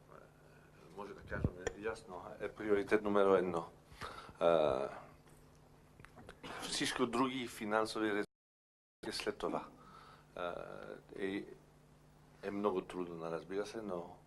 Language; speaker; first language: Bulgarian; non-native, learner; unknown